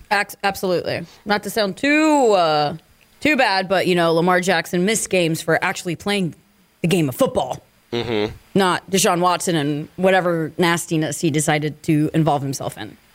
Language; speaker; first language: English; early bilingual, other home language; Spanish